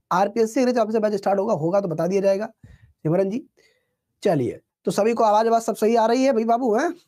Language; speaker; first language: Hindi; native; Hindi